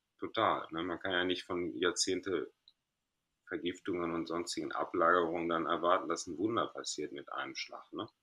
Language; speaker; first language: German; early bilingual, other home language; Greek